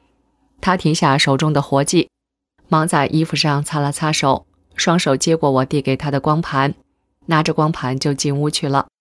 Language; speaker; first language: Chinese; native; Chinese